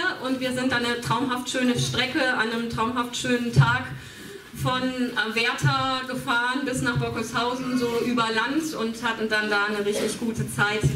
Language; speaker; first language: German; native; German